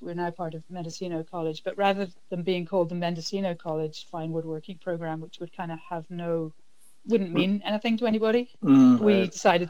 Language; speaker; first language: English; native; English